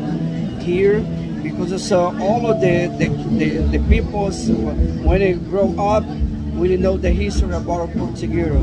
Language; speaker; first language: English; non-native, learner; Portuguese